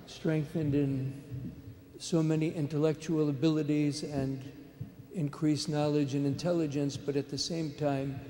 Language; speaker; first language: English; native; English